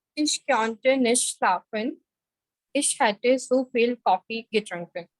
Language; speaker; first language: German; non-native, learner; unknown